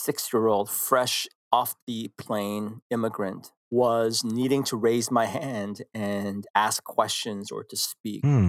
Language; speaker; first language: English; early bilingual, other home language; Korean